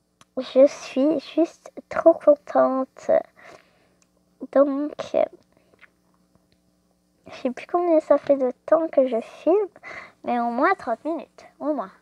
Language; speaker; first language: French; native; French